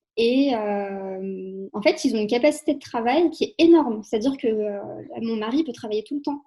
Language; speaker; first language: French; native; French